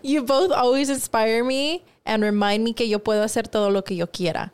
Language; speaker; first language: Spanish; early bilingual, heritage; Spanish